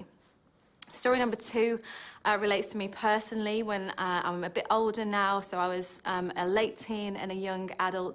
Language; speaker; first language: English; native; English